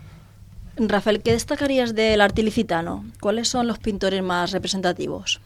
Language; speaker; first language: Spanish; native; Spanish